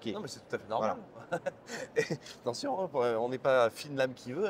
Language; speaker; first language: French; native; French